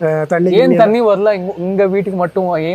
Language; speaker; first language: Tamil; non-native, local second language; Telugu